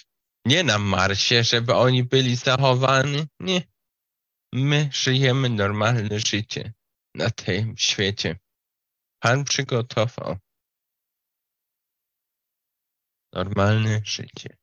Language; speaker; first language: Polish; non-native, learner; Slovak